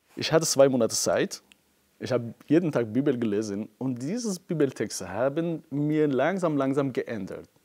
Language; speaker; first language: German; non-native, fluent; Persian